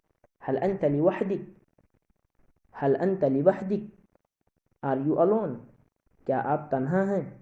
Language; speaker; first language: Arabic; non-native, fluent; Urdu